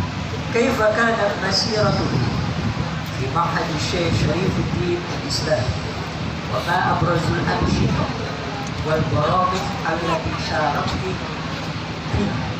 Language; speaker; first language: Arabic; non-native, fluent; Indonesian